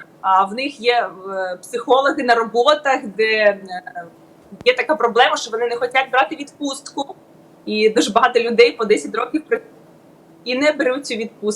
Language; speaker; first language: Ukrainian; native; Ukrainian